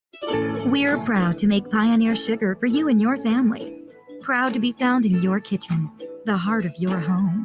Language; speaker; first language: English; native; English